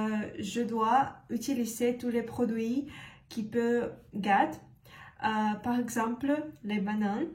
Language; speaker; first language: French; non-native, learner; Russian